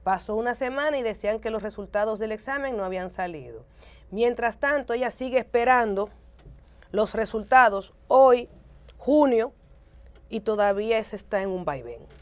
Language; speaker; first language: Spanish; native; Spanish